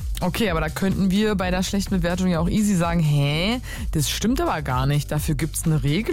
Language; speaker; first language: German; native; German